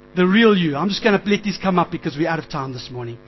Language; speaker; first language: English; native; English